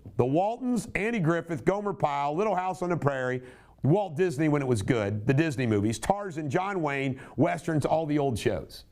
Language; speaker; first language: English; native; English